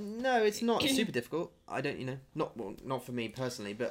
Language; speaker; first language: English; native; English